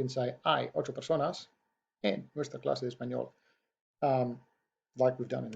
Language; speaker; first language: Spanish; non-native, fluent; English